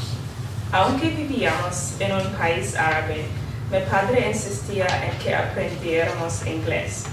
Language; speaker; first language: Spanish; non-native, learner; Arabic